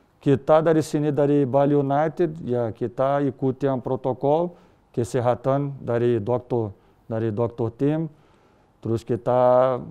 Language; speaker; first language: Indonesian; non-native, learner; Portuguese